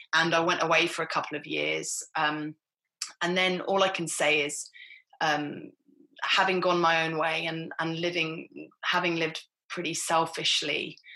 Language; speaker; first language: English; native; English